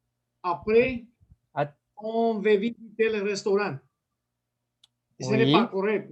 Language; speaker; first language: French; non-native, learner; Spanish